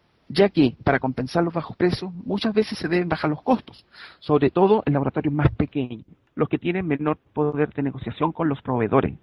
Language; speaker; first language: Spanish; native; Spanish